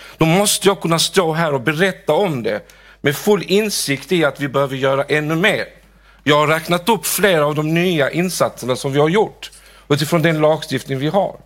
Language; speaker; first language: Swedish; early bilingual, other home language; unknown